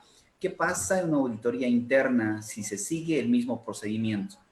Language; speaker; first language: Spanish; native; Spanish